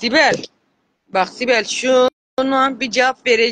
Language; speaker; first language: Turkish; native; Turkish